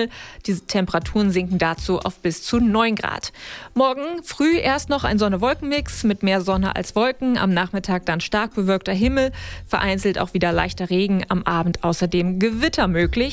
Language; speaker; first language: German; native; German